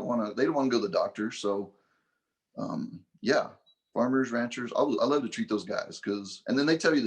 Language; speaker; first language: English; native; English